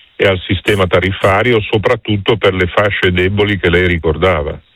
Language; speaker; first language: Italian; native; Italian